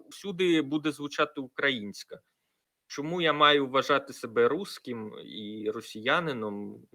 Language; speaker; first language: Ukrainian; non-native, local second language; Russian